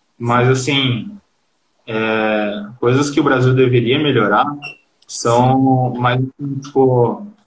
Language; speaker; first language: Portuguese; early bilingual, heritage; Portuguese